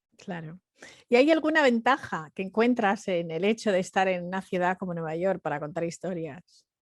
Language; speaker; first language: Spanish; native; Spanish